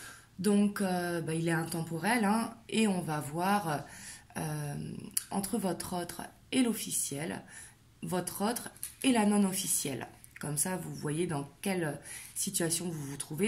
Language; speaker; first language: French; native; French